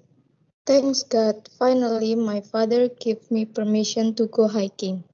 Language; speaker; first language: English; non-native, learner; Indonesian